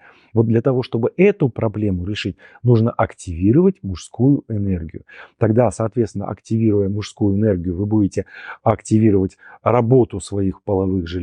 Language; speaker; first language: Russian; native; Russian